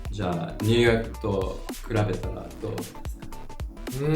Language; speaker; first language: Japanese; non-native, learner; English